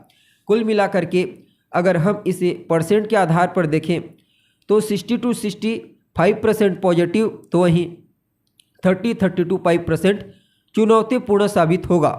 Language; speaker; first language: Hindi; native; Hindi